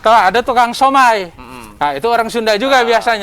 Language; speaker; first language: Indonesian; non-native, local second language; Sundanese